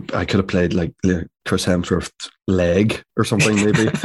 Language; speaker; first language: English; native; English